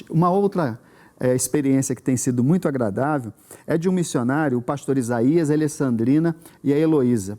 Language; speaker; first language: Portuguese; native; Portuguese